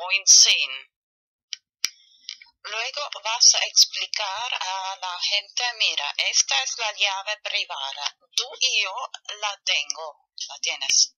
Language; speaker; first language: Spanish; non-native, learner; German